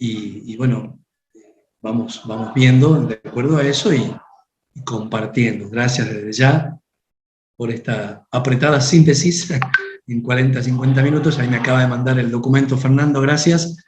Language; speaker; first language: Spanish; native; Spanish